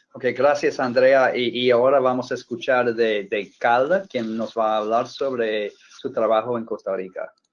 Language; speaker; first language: Spanish; non-native, fluent; English